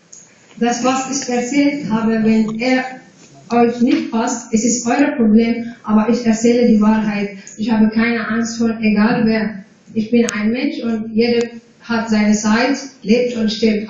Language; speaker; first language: German; non-native, fluent; Tigrinya